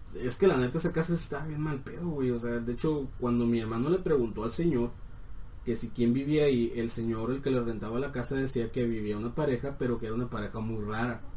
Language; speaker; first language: Spanish; native; Spanish